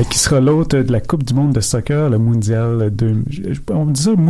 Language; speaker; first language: French; native; French